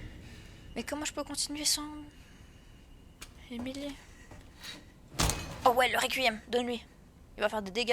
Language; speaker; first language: French; native; French